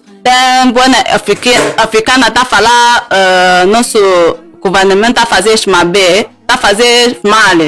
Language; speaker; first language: Portuguese; non-native, learner; Chinese